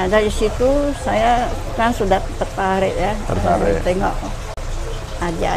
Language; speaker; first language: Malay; non-native, local second language; Min Nan Chinese